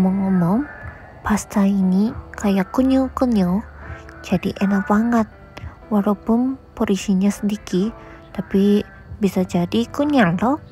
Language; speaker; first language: Indonesian; non-native, learner; Japanese